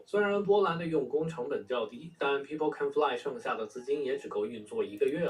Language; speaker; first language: Chinese; native; Chinese